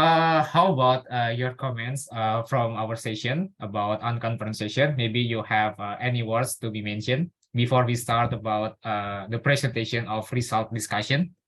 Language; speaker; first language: English; non-native, learner; Indonesian